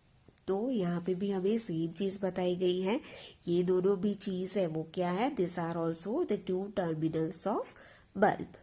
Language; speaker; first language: Hindi; non-native, local second language; Gujarati